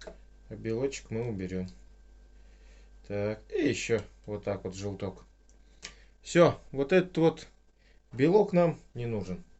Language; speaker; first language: Russian; native; Russian